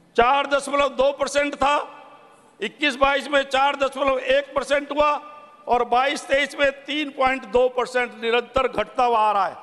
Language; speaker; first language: Hindi; native; Hindi